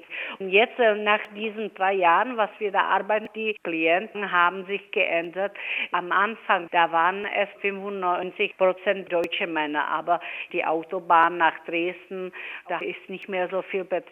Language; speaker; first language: German; non-native, fluent; Czech